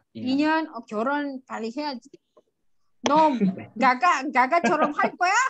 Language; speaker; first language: Korean; non-native, fluent; Indonesian